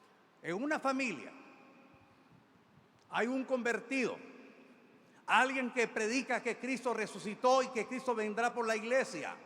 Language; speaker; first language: Spanish; native; Spanish